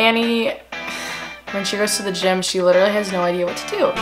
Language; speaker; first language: English; native; English